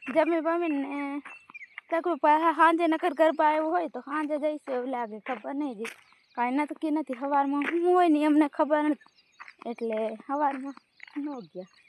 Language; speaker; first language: Gujarati; non-native, local second language; Bhili